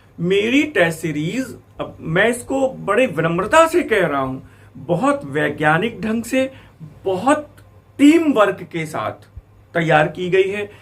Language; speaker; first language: Hindi; native; Hindi